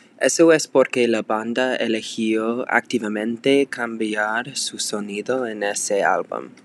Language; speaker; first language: Spanish; non-native, learner; English